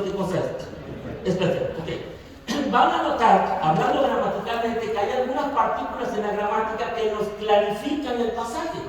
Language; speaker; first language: Spanish; native; Spanish